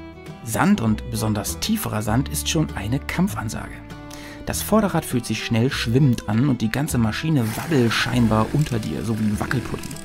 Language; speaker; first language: German; native; German